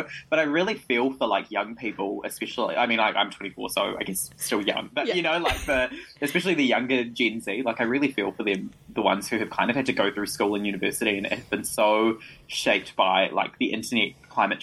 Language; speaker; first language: English; native; English